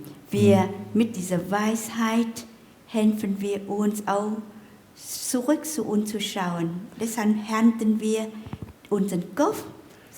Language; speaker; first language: German; non-native, fluent; Vietnamese